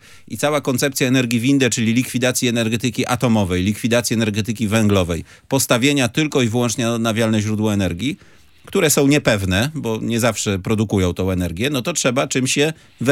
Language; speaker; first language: Polish; native; Polish